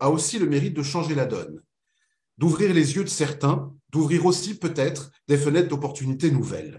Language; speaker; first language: French; native; French